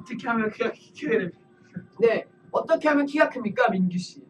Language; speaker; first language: Korean; native; Korean